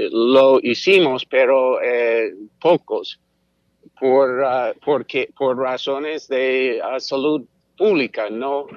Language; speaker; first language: Spanish; non-native, fluent; English